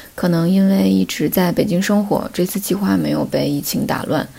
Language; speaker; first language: Chinese; native; Chinese